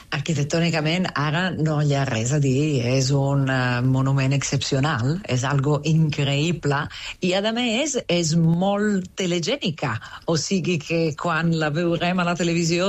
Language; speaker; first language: Catalan; non-native, fluent; Italian